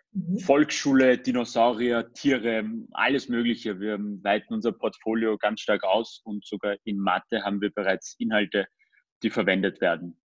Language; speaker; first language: German; early bilingual, other home language; Armenian